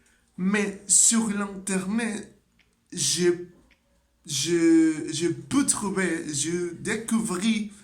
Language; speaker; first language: French; non-native, learner; Spanish